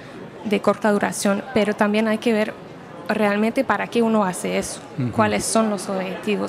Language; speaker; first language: Spanish; non-native, fluent; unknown